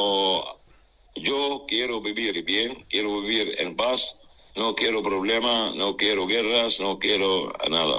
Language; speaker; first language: Spanish; non-native, fluent; Arabic